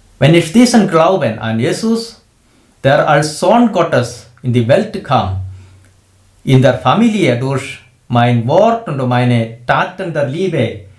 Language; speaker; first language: German; non-native, fluent; Malayalam